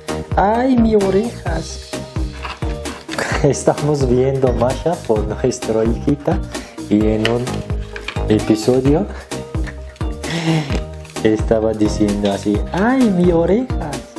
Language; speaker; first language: Spanish; non-native, learner; Turkish